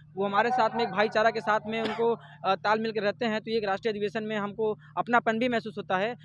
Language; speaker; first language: Hindi; native; Hindi